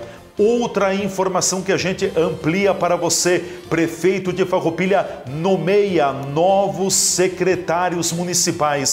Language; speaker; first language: Portuguese; native; Portuguese